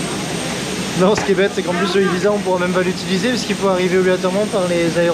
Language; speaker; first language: French; native; French